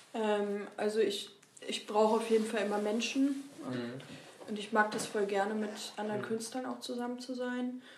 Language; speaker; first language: German; native; German